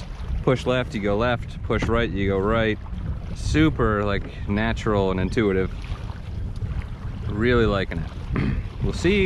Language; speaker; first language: English; native; English